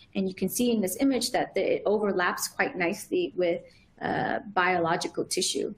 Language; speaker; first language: English; native; English